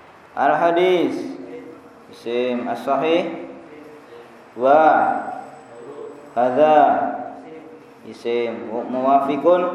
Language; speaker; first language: Arabic; non-native, fluent; Indonesian